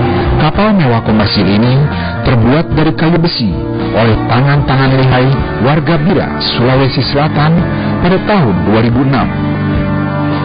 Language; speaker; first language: Indonesian; native; Indonesian